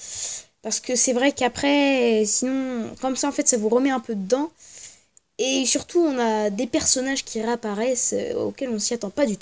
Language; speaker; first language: French; native; French